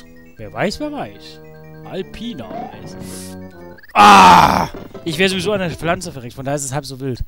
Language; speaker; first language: German; native; German